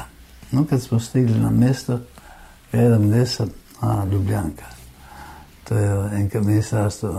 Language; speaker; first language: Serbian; non-native, fluent; German